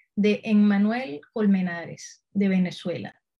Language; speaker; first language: Spanish; native; Spanish